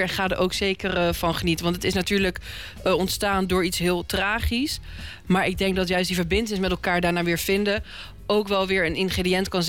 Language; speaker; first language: Dutch; native; Dutch